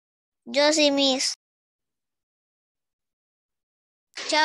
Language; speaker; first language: Spanish; native; Spanish